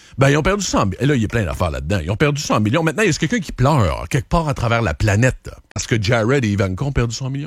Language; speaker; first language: French; native; French